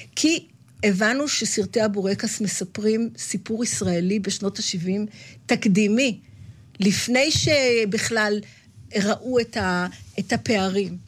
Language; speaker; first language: Hebrew; native; Hebrew